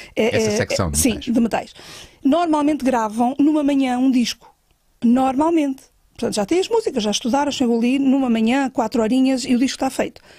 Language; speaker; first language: Portuguese; native; Portuguese